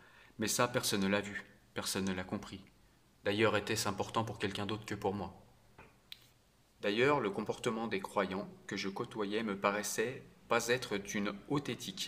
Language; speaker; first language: French; native; French